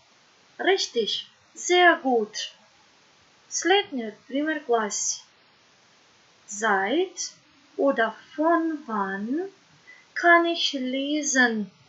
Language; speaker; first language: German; non-native, fluent; Macedonian